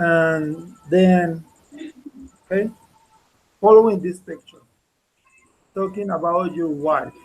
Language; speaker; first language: English; non-native, fluent; Spanish